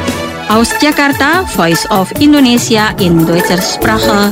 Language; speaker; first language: German; non-native, fluent; Indonesian